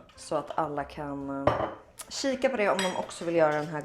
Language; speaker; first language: Swedish; native; Swedish